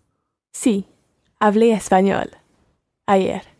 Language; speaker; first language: Spanish; non-native, learner; English